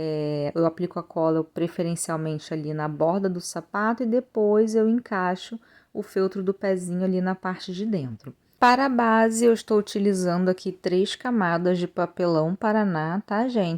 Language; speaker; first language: Portuguese; native; Portuguese